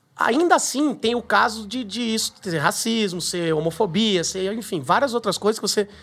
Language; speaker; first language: Portuguese; native; Portuguese